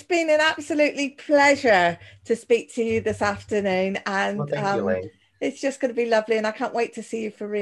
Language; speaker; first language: English; native; English